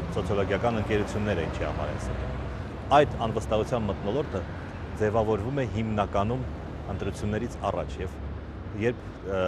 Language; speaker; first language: Armenian; native; Armenian